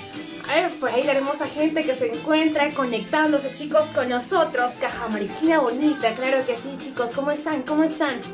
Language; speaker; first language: Spanish; native; Spanish